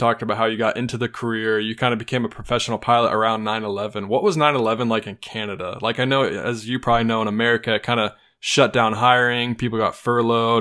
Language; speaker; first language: English; native; English